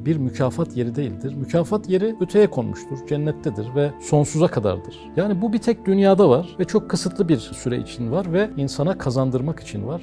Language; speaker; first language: Turkish; native; Turkish